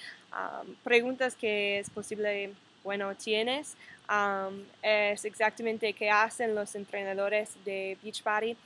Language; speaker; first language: Spanish; non-native, fluent; English